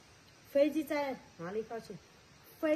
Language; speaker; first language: Chinese; non-native, learner; Nepali